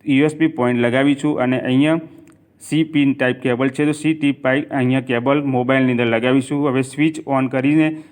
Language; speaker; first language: Gujarati; non-native, local second language; Hindi